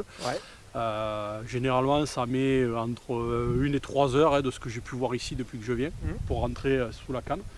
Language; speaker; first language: French; native; French